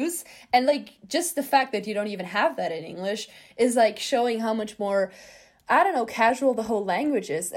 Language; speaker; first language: English; non-native, fluent; German